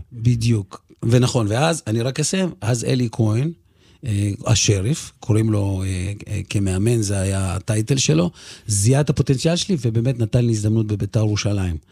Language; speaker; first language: Hebrew; early bilingual, other home language; Russian